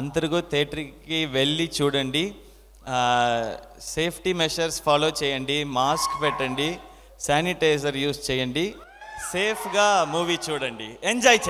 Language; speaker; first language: Telugu; non-native, learner; Tamil